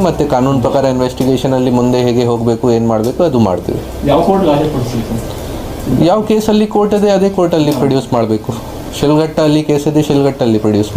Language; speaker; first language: Kannada; non-native, fluent; Hindi